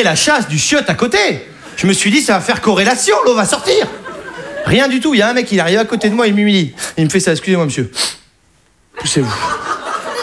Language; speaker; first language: French; native; French